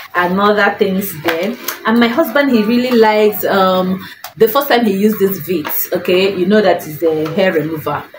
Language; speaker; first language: English; non-native, local second language; Igbo